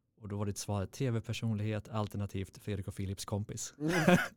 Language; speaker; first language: Swedish; native; Swedish